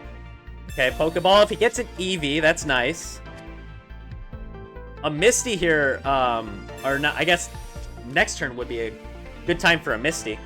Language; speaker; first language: English; native; English